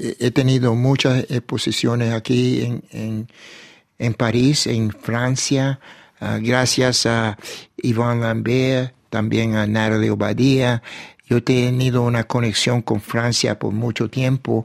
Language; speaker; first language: Spanish; early bilingual, heritage; Spanish